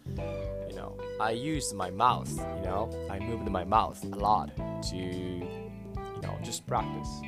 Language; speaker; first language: English; non-native, fluent; Japanese